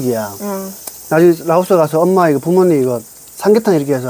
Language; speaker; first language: Korean; native; Korean